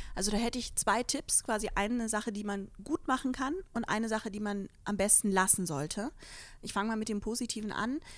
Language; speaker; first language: German; early bilingual, other home language; Arabic